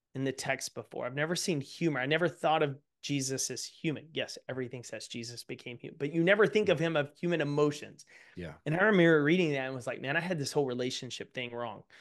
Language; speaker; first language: English; native; English